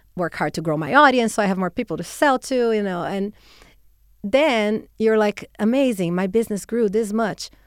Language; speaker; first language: English; non-native, fluent; Portuguese